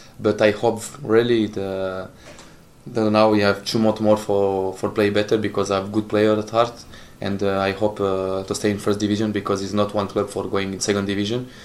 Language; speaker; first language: English; non-native, learner; Italian